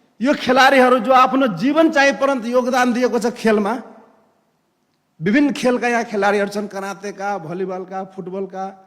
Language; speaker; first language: Nepali; non-native, local second language; Maithili